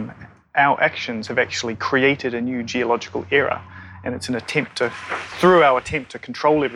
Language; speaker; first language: English; native; English